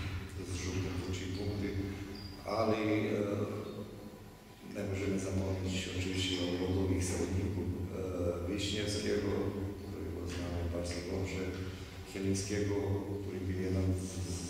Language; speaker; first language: Polish; non-native, fluent; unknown